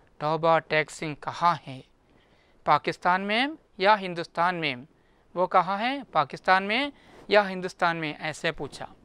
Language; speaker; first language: Hindi; non-native, local second language; Malayalam